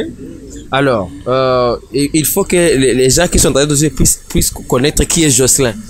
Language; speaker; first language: French; non-native, local second language; Rundi